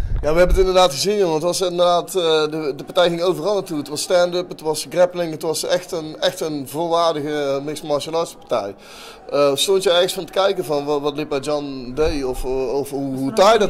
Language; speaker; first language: Dutch; native; Dutch